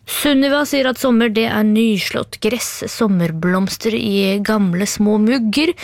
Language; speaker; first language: Norwegian; native; Norwegian